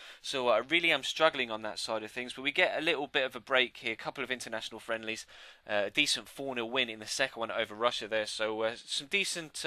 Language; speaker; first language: English; native; English